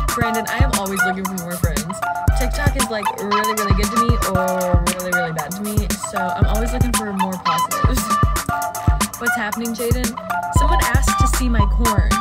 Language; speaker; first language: English; native; English